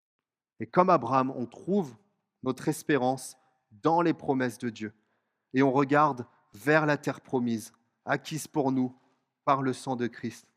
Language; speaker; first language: French; native; French